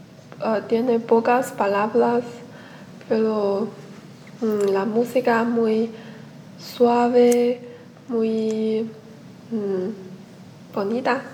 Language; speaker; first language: Spanish; non-native, learner; Chinese